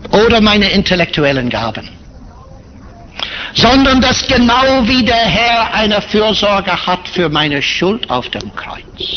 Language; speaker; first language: German; non-native, fluent; English